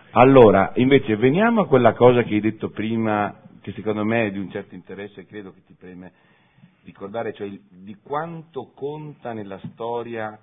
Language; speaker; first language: Italian; native; Italian